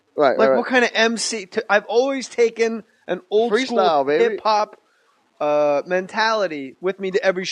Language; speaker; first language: English; native; English